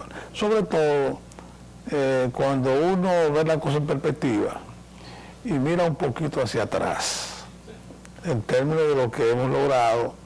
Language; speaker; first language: Spanish; native; Spanish